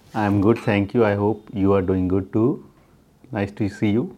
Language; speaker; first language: English; non-native, local second language; Punjabi